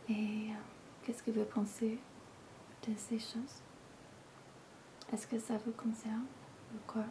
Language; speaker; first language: French; non-native, learner; English